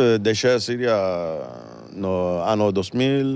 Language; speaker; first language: Portuguese; non-native, fluent; Arabic